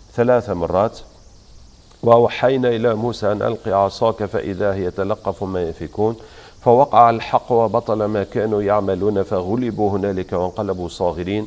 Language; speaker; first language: Arabic; native; Arabic